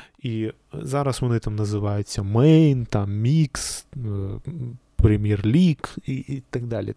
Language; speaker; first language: Ukrainian; native; Ukrainian